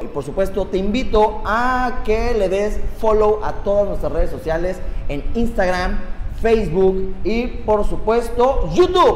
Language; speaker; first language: Spanish; native; Spanish